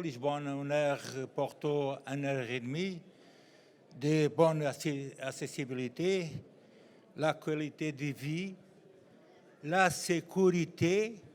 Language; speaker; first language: French; non-native, learner; Portuguese